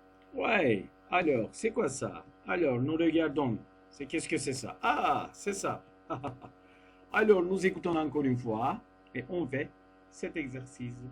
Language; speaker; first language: French; non-native, fluent; Turkish